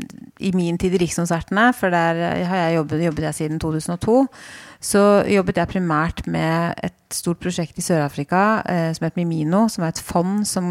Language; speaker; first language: Norwegian; native; Norwegian